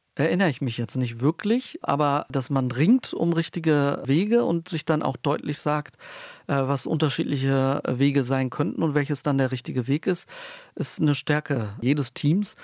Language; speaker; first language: German; early bilingual, other home language; Turkish